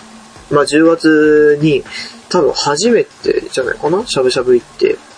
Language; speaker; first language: Japanese; native; Japanese